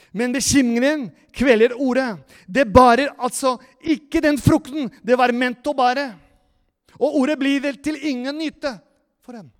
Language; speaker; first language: Norwegian; non-native, fluent; Spanish